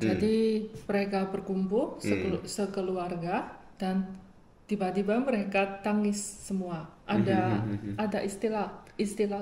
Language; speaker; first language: Indonesian; non-native, fluent; Chinese